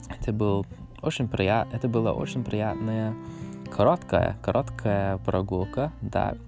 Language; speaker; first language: Russian; non-native, learner; English